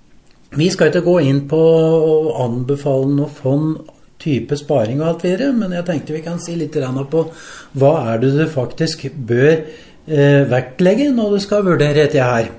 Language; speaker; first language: Norwegian; native; Norwegian